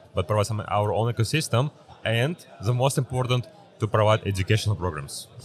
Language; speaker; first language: English; early bilingual, other home language; Uzbek